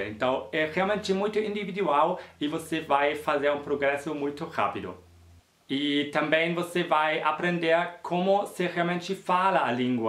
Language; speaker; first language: Portuguese; non-native, fluent; German